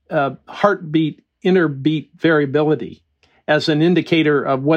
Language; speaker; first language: English; native; English